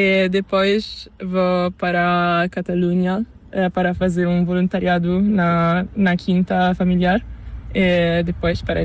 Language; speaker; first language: Spanish; non-native, learner; Italian